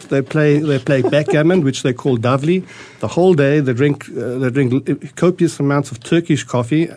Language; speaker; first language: English; early bilingual, other home language; German